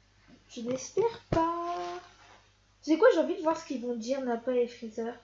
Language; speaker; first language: French; native; French